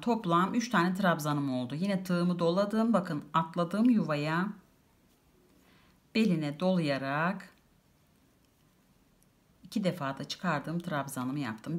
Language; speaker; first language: Turkish; native; Turkish